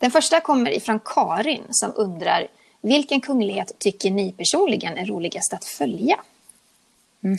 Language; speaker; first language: Swedish; native; Swedish